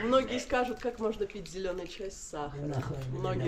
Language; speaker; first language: Russian; native; Russian